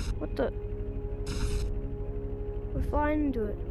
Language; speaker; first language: English; native; English